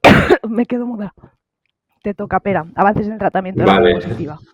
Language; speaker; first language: Spanish; native; Spanish